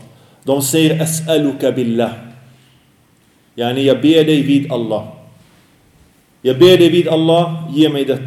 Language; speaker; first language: Swedish; early bilingual, other home language; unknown